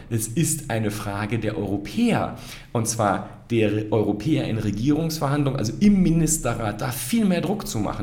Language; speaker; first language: German; native; German